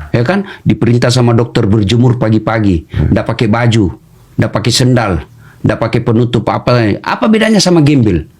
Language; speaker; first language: Indonesian; non-native, local second language; Buginese